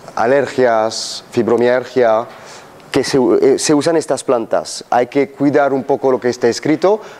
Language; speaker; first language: Spanish; non-native, fluent; French